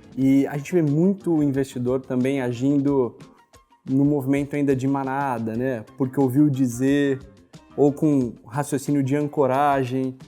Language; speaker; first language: Portuguese; native; Portuguese